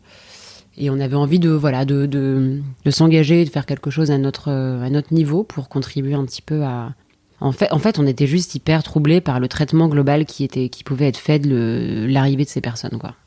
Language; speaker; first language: French; native; French